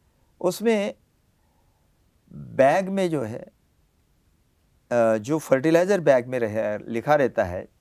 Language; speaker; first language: Hindi; native; Hindi